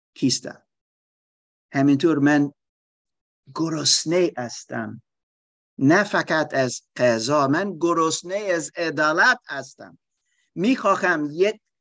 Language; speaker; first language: Persian; non-native, learner; German